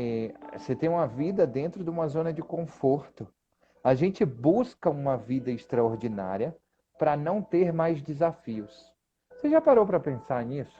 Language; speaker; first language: Portuguese; native; Portuguese